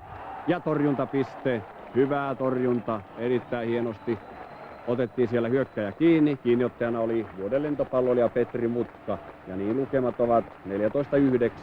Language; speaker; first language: Finnish; native; Finnish